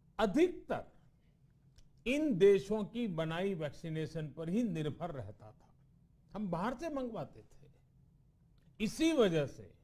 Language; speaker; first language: Hindi; non-native, local second language; Gujarati